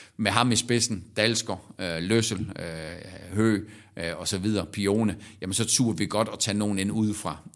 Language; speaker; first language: Danish; native; Danish